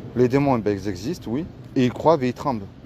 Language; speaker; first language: French; native; French